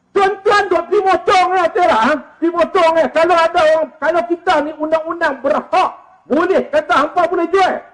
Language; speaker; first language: Malay; native; Malay